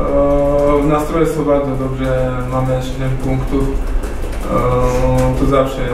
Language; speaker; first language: Polish; non-native, fluent; Slovak